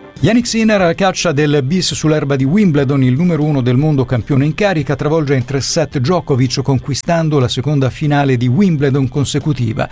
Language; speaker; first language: Italian; native; Italian